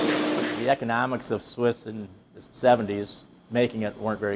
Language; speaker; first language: English; native; English